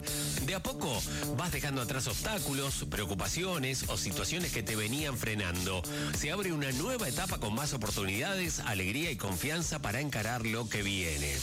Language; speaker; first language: Spanish; native; Spanish